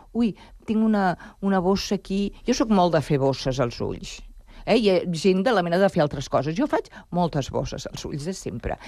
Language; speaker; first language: Catalan; non-native, local second language; Spanish